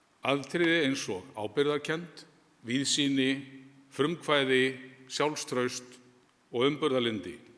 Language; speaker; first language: Icelandic; native; Icelandic